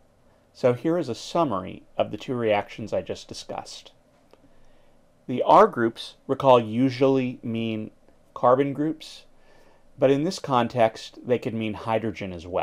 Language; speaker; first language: English; native; English